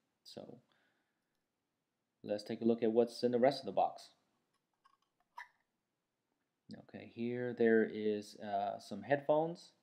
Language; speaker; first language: English; native; English